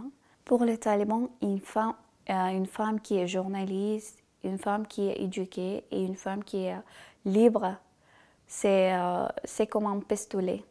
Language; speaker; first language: French; non-native, learner; Persian